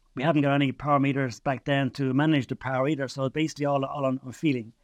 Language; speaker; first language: English; native; English